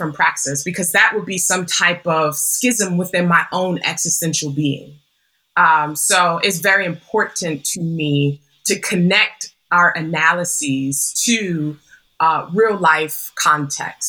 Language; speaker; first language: English; native; English